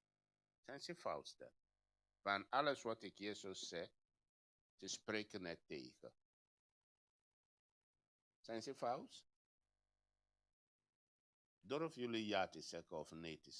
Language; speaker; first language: Dutch; non-native, fluent; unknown